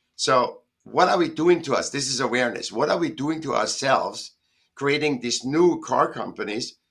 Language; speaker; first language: English; non-native, fluent; German